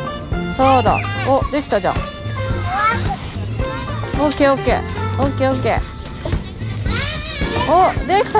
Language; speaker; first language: Japanese; native; Japanese